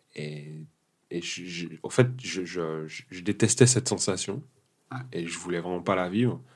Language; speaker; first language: French; early bilingual, other home language; Portuguese